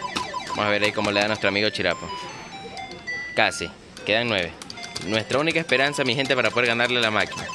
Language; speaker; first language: Spanish; native; Spanish